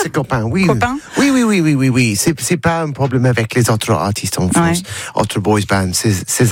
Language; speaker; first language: French; non-native, learner; English